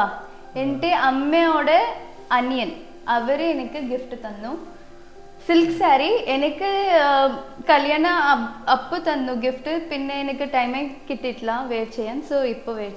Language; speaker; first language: Malayalam; early bilingual, heritage; Malayalam